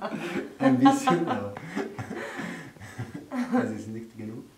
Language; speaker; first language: German; non-native, learner; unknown